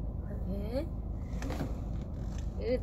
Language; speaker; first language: Korean; non-native, fluent; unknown